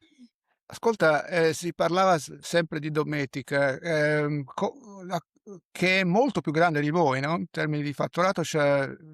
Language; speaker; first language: Italian; native; Italian